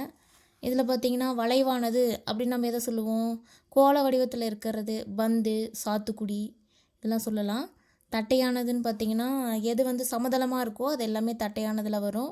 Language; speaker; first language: Tamil; native; Tamil